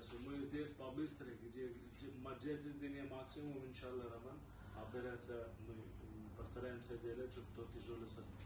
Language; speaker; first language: Russian; non-native, learner; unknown